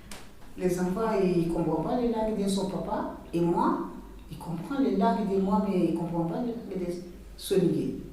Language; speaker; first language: French; non-native, learner; Bambara